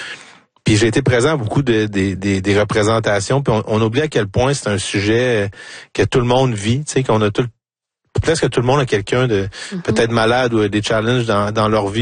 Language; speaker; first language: French; native; French